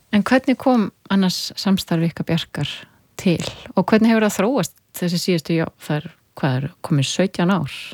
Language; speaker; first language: Icelandic; native; Icelandic